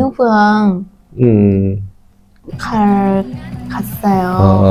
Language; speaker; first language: Korean; non-native, learner; Hmong